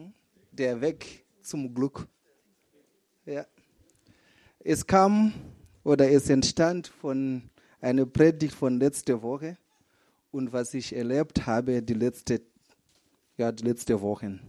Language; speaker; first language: German; non-native, fluent; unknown